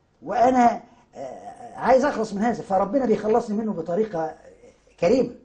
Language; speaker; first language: Arabic; native; Arabic